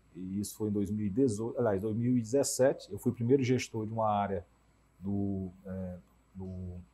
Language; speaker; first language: Portuguese; native; Portuguese